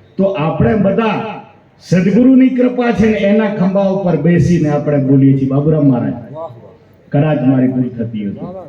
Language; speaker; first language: Gujarati; non-native, local second language; Kachhi